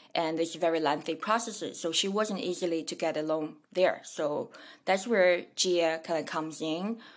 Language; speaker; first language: English; non-native, fluent; Chinese